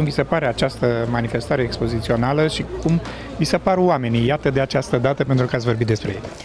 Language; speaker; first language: Romanian; native; Romanian